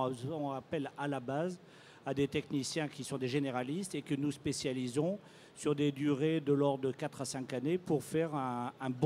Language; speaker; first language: French; native; French